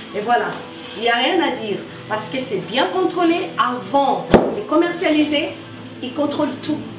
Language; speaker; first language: French; non-native, local second language; Lingala